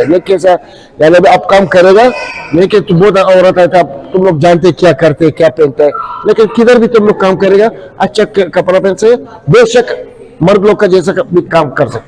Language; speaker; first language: Hindi; non-native, fluent; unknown